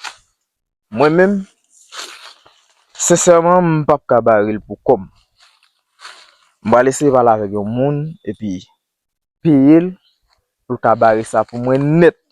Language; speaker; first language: French; non-native, learner; Haitian Creole